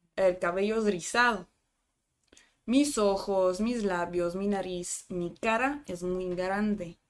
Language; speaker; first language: Spanish; non-native, fluent; Russian